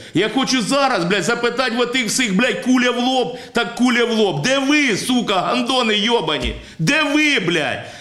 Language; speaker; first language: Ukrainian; non-native, local second language; Russian